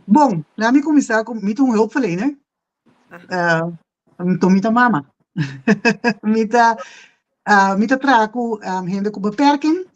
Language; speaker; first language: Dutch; non-native, local second language; Papiamento